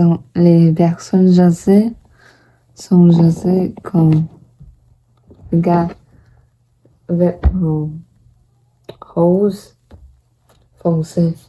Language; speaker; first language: French; non-native, learner; Portuguese